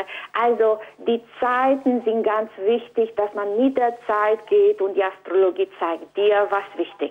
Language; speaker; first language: German; non-native, fluent; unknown